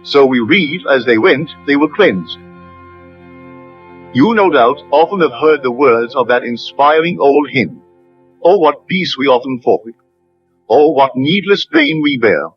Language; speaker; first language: English; native; English